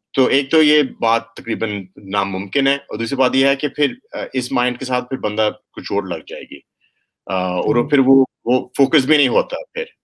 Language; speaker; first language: Urdu; early bilingual, heritage; Urdu